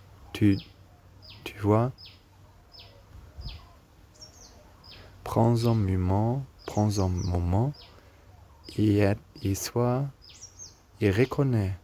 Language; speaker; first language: French; non-native, learner; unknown